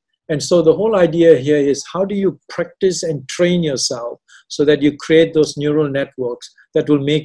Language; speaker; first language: English; non-native, local second language; Tamil